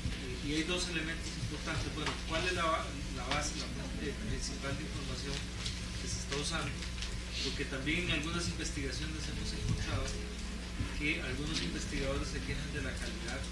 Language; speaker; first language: Spanish; non-native, fluent; Chinese